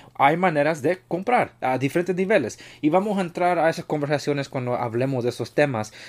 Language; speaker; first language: Spanish; early bilingual, heritage; Spanish